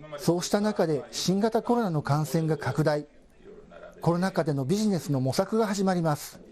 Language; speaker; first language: Japanese; native; Japanese